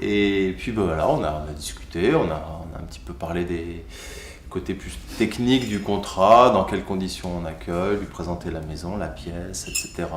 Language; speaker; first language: French; native; French